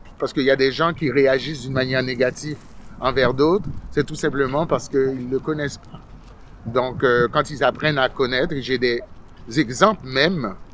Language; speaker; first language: French; early bilingual, other home language; Haitian Creole